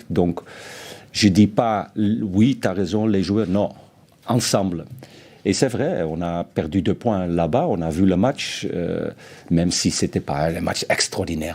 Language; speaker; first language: French; non-native, fluent; Dutch